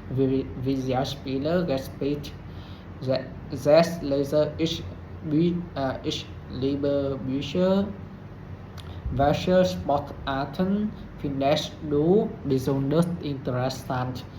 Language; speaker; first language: German; non-native, learner; Vietnamese